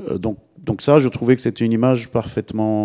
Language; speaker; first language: French; native; French